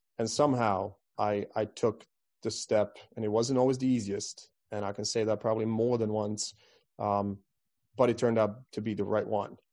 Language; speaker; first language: English; non-native, fluent; Croatian